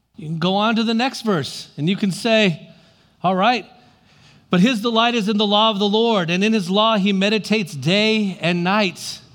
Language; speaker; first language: English; native; English